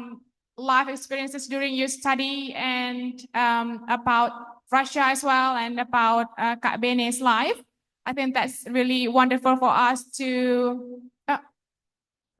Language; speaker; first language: English; non-native, fluent; Indonesian